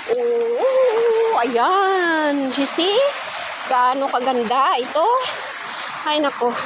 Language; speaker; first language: Filipino; non-native, local second language; Hiligaynon